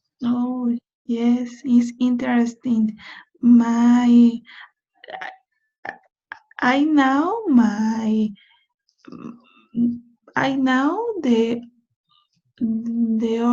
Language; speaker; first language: English; non-native, learner; Spanish